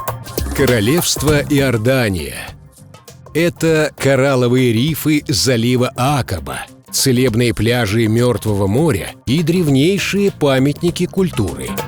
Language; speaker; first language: Russian; native; Russian